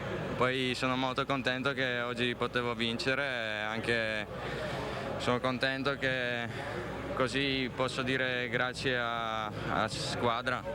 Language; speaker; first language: Italian; non-native, learner; Slovak